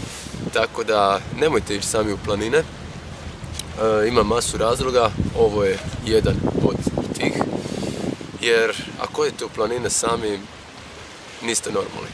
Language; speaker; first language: Croatian; native; Croatian